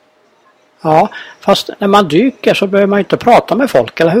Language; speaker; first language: Swedish; native; Swedish